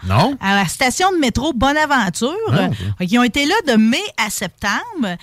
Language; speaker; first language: French; native; French